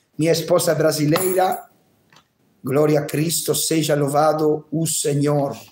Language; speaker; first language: Portuguese; non-native, learner; Italian